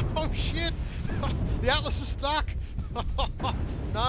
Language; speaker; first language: English; native; English